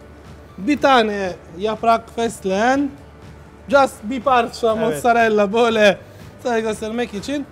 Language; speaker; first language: Turkish; non-native, learner; Italian